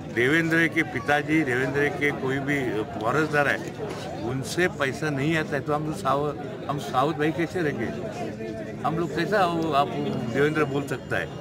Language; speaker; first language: Hindi; non-native, local second language; Marathi